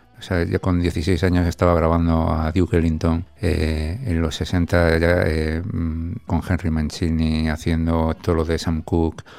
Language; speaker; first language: Spanish; native; Spanish